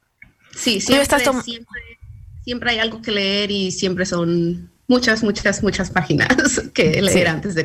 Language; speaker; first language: Spanish; early bilingual, heritage; Spanish